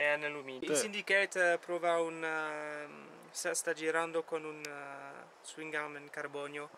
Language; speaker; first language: Italian; non-native, fluent; French